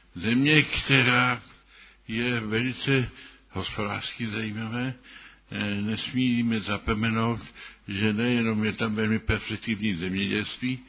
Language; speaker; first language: Czech; early bilingual, other home language; German